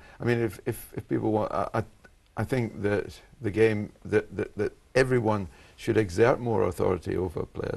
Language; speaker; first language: English; native; English